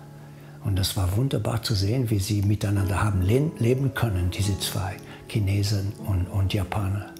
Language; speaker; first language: German; non-native, fluent; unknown